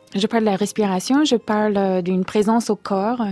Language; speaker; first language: French; non-native, fluent; English